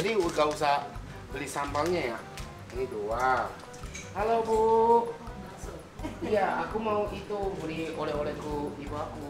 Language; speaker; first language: Indonesian; non-native, fluent; Japanese